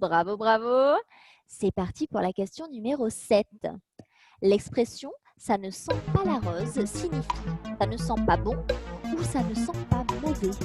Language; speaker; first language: French; native; French